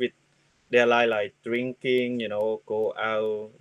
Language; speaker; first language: English; non-native, learner; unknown